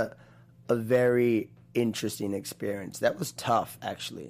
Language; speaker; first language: English; native; English